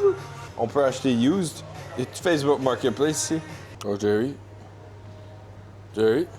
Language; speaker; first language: French; native; French